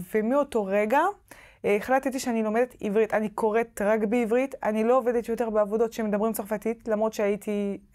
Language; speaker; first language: Hebrew; non-native, fluent; French